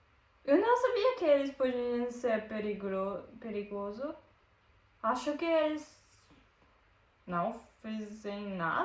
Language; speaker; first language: Portuguese; non-native, learner; German